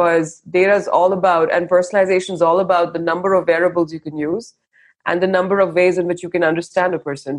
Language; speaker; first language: English; non-native, local second language; Hindi